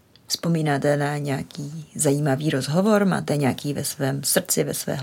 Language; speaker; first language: Czech; native; Czech